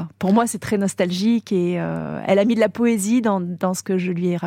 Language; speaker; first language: French; native; French